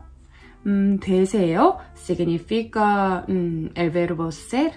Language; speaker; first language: Spanish; non-native, learner; Korean